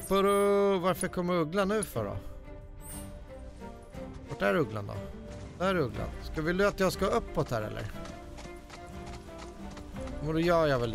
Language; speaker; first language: Swedish; native; Swedish